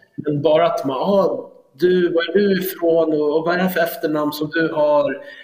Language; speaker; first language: Swedish; early bilingual, other home language; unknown